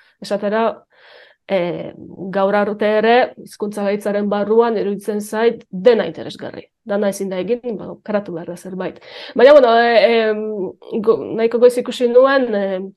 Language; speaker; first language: Basque; non-native, fluent; Polish